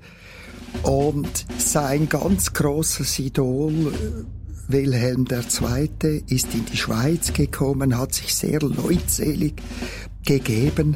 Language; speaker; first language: German; native; German